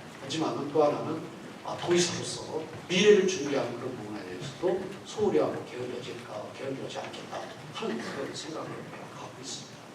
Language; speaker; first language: Korean; native; Korean